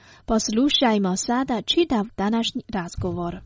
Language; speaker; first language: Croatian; non-native, fluent; Chinese